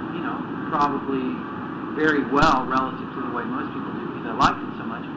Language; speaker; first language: English; native; English